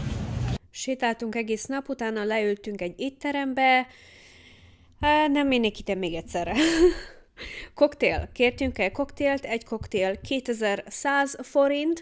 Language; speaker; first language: Hungarian; early bilingual, heritage; Hungarian